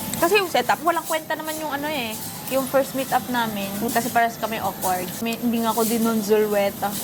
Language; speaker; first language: Filipino; native; Filipino